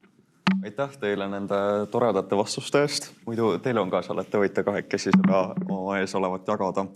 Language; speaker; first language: Estonian; native; Estonian